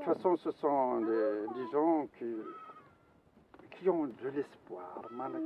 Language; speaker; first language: French; non-native, local second language; Arabic